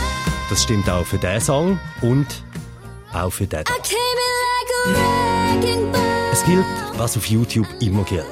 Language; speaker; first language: German; native; German